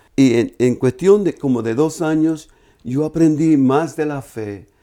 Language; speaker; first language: Spanish; native; Spanish